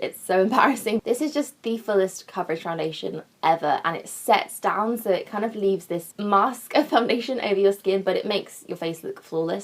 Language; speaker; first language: English; native; English